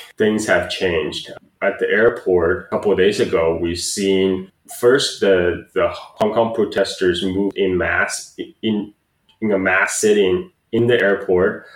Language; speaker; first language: English; non-native, fluent; Chinese